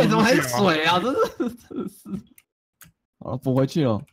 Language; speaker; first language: Chinese; native; Chinese